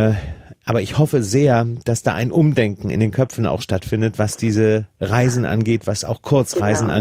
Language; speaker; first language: German; native; German